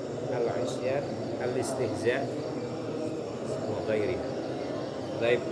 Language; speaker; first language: Arabic; non-native, fluent; Indonesian